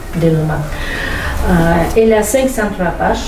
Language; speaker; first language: French; non-native, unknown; Bulgarian